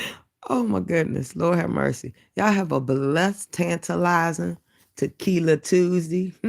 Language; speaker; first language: English; native; English